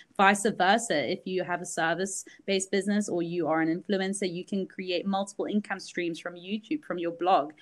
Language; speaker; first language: English; early bilingual, other home language; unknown